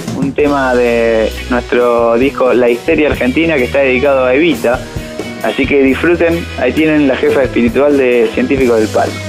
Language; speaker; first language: Spanish; native; Spanish